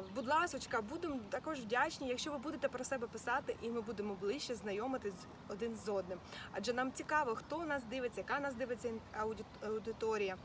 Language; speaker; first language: Ukrainian; native; Ukrainian